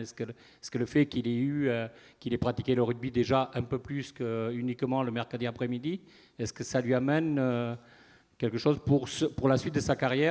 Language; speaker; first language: French; native; French